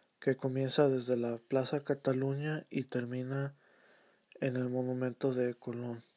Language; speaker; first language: Spanish; early bilingual, heritage; Spanish